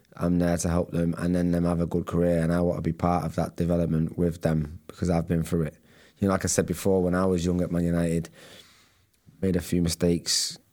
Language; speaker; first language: English; native; English